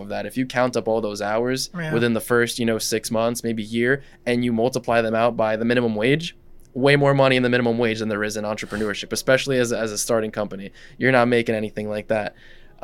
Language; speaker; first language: English; non-native, fluent; Russian